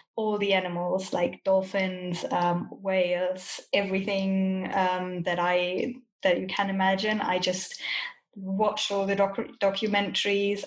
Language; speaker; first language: English; non-native, fluent; German